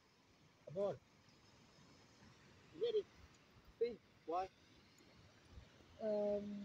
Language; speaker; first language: English; non-native, learner; Spanish